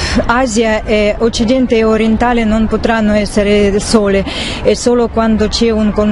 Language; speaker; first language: Italian; non-native, learner; Russian